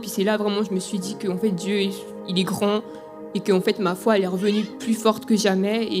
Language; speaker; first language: French; early bilingual, other home language; Spanish